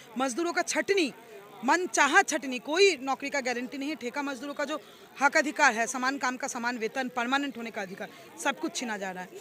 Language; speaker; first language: Hindi; non-native, local second language; Bangla